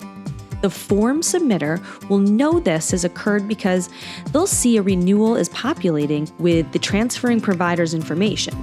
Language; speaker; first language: English; native; English